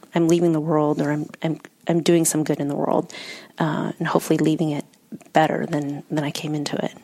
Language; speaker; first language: English; native; English